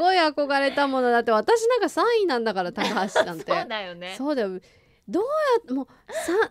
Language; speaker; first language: Japanese; native; Japanese